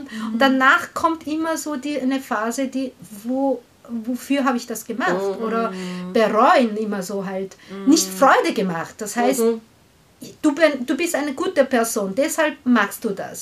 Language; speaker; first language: German; non-native, learner; Korean